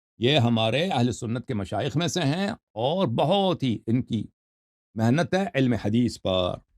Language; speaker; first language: Urdu; native; Urdu